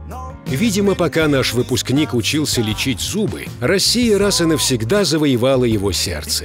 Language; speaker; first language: Russian; native; Russian